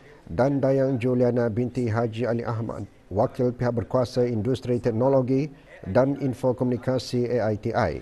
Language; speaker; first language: Malay; native; Malay